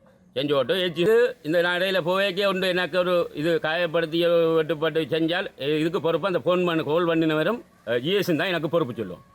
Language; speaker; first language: Tamil; native; Tamil